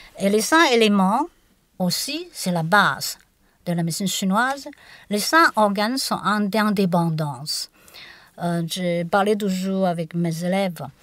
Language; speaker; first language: French; non-native, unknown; Chinese